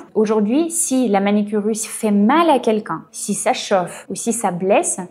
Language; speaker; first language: French; non-native, fluent; Russian